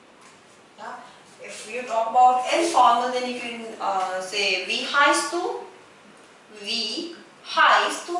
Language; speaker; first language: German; non-native, fluent; Hindi